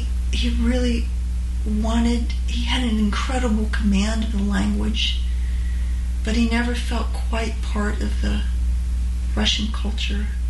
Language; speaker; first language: English; native; English